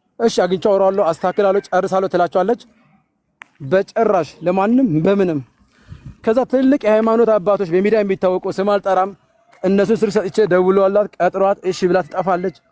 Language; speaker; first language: Amharic; non-native, local second language; Sebat Bet Gurage